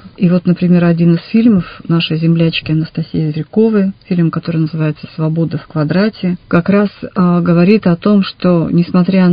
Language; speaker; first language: Russian; native; Russian